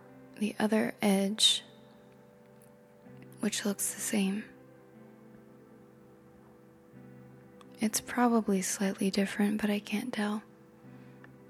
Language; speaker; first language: English; native; English